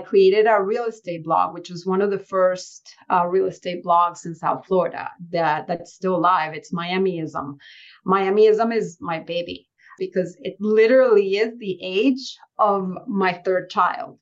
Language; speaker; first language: English; early bilingual, other home language; Spanish